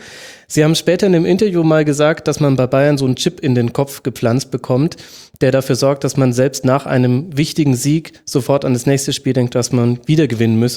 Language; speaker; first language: German; native; German